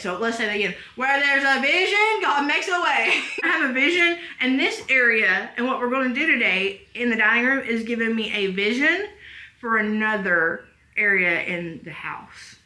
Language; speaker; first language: English; native; English